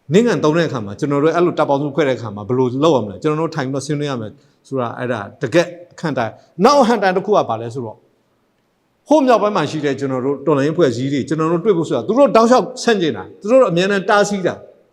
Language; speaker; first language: Burmese; non-native, local second language; S'gaw Karen